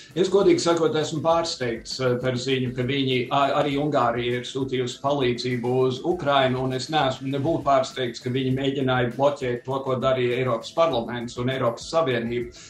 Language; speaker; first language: Latvian; early bilingual, heritage; Latvian